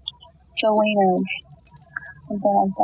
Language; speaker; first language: English; native; English